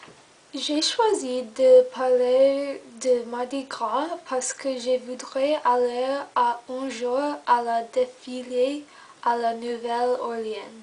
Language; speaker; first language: French; non-native, learner; English